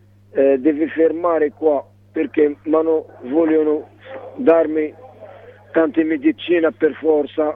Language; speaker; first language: Italian; non-native, learner; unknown